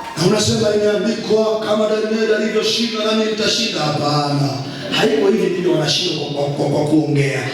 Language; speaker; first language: Swahili; non-native, local second language; Nande